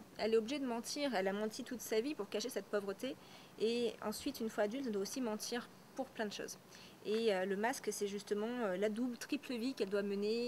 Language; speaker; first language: French; native; French